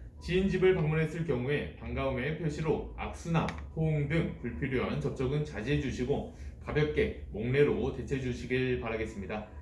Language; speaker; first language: Korean; native; Korean